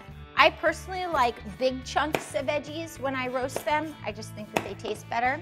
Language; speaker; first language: English; native; English